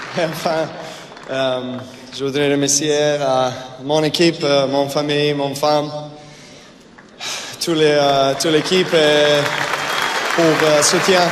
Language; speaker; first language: French; non-native, learner; Serbian